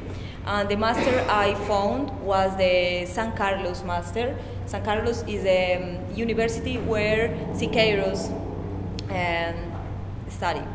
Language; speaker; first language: English; non-native, learner; Spanish